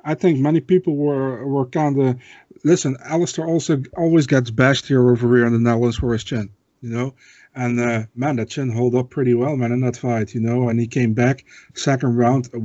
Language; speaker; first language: English; non-native, fluent; Dutch